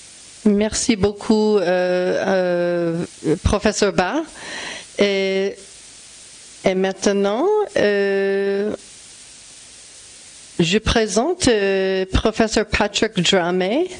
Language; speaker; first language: French; non-native, fluent; English